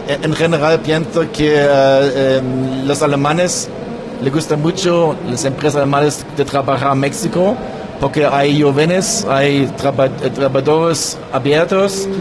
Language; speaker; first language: Spanish; non-native, learner; German